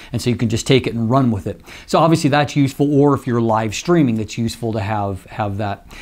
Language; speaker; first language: English; native; English